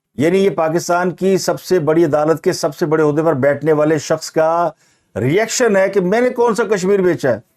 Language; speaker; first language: Urdu; non-native, local second language; Punjabi